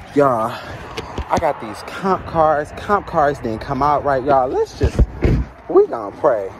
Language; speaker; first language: English; native; English